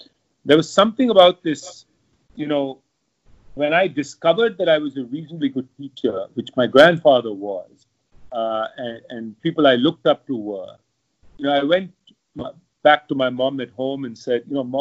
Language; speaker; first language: English; non-native, local second language; Hindi